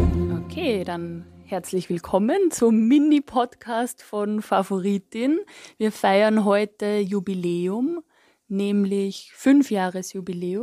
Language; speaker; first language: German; native; German